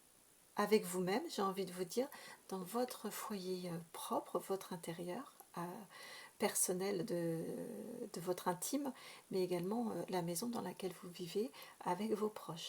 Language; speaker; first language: French; native; French